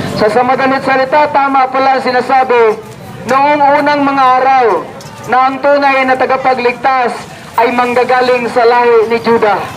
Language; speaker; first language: Filipino; non-native, local second language; Cebuano